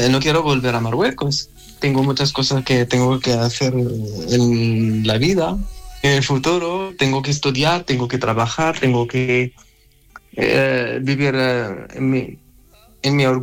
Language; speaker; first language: Spanish; non-native, learner; Arabic